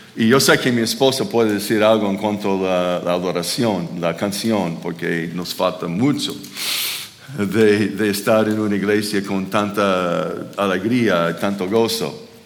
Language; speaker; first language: Spanish; non-native, fluent; English